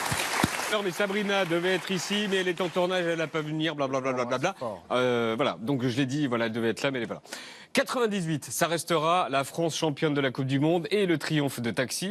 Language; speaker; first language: French; native; French